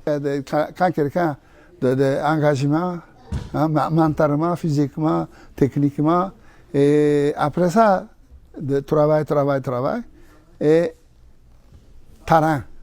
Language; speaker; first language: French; non-native, learner; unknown